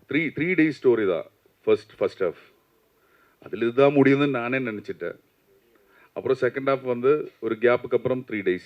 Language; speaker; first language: Tamil; non-native, learner; Malayalam